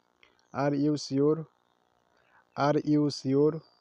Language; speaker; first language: English; non-native, learner; Odia